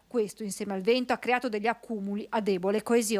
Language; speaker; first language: Italian; native; Italian